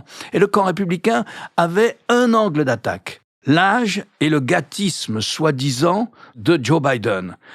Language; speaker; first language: French; native; French